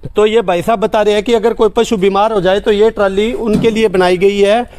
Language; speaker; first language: Hindi; native; Hindi